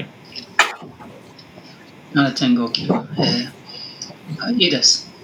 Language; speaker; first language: Japanese; non-native, learner; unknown